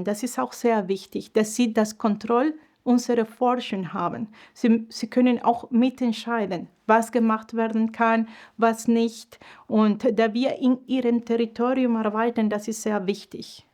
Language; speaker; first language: German; non-native, fluent; Spanish